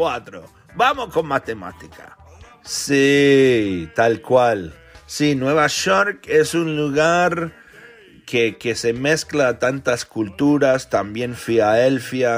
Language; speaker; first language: Spanish; non-native, fluent; English